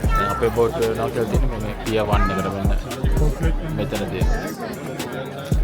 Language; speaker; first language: Sinhala; native; Sinhala